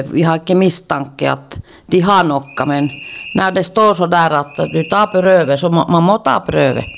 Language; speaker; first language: Swedish; non-native, local second language; Finnish